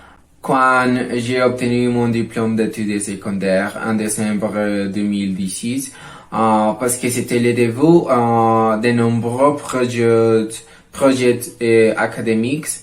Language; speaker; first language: French; non-native, learner; Spanish